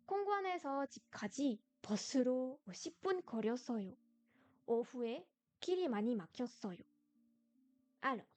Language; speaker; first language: Korean; non-native, fluent; French